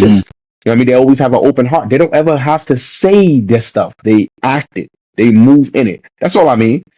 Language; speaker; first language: English; native; English